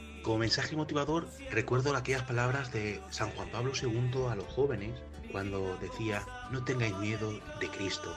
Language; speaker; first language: Spanish; native; Spanish